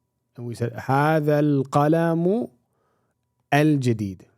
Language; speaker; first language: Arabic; non-native, fluent; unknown